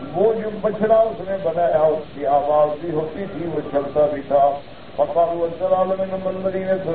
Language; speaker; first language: Urdu; early bilingual, heritage; Urdu